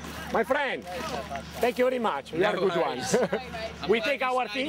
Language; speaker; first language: English; non-native, learner; Italian